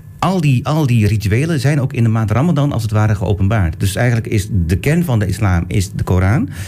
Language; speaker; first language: Dutch; early bilingual, other home language; Turkish